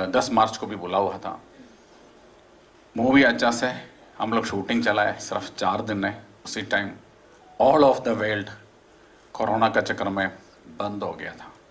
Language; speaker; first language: Hindi; non-native, local second language; Malayalam